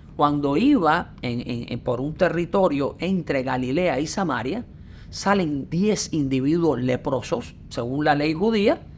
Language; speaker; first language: Spanish; native; Spanish